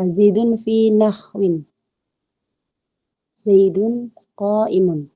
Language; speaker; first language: Arabic; non-native, learner; Indonesian